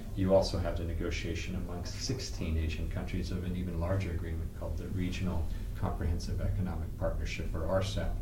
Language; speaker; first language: English; native; English